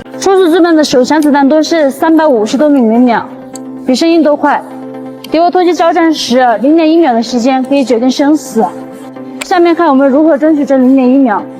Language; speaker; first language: Chinese; non-native, local second language; Tibetan